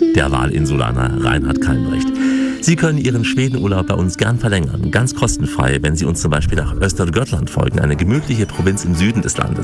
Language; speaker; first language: German; native; German